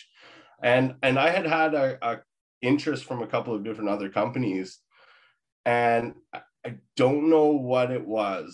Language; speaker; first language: English; native; English